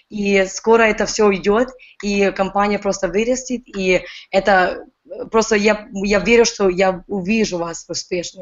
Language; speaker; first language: Russian; early bilingual, heritage; Russian